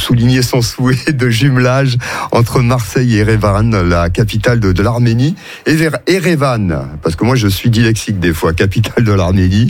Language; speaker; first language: French; native; French